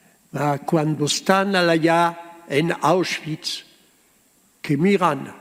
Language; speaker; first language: Spanish; early bilingual, heritage; Spanish